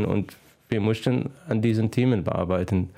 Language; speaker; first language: German; non-native, fluent; Arabic